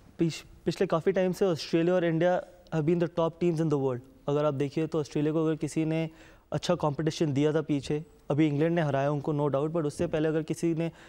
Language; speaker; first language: Hindi; native; Hindi